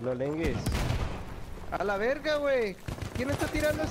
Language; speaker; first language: Spanish; native; Spanish